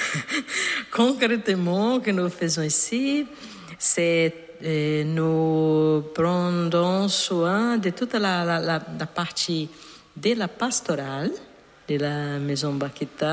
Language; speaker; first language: French; non-native, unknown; Portuguese